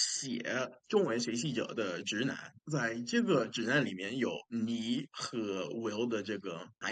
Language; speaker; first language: Chinese; non-native, fluent; English